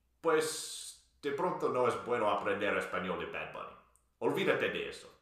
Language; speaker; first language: Spanish; non-native, fluent; English